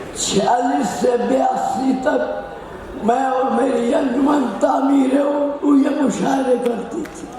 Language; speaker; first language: Urdu; native; Urdu